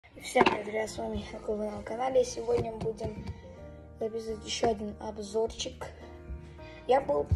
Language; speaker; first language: Russian; early bilingual, heritage; Russian